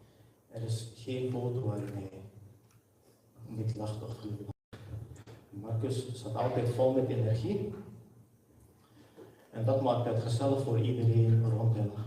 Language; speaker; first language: Dutch; early bilingual, other home language; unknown